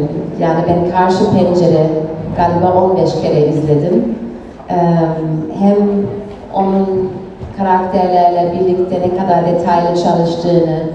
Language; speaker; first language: Turkish; non-native, fluent; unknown